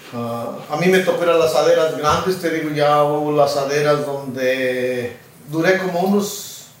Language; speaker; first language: Spanish; native; Spanish